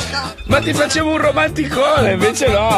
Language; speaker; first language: Italian; native; Italian